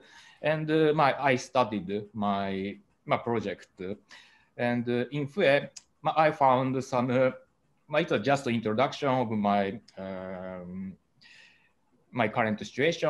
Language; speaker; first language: English; non-native, learner; Japanese